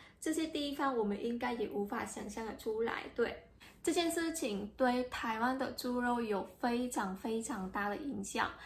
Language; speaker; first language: Chinese; non-native, fluent; Vietnamese